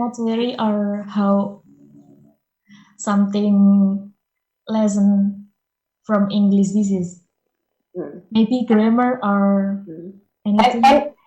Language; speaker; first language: English; non-native, learner; Indonesian